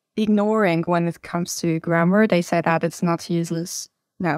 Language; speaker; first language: English; non-native, fluent; Turkish